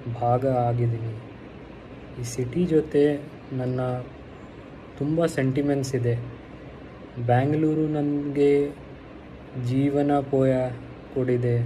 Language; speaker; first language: Kannada; non-native, learner; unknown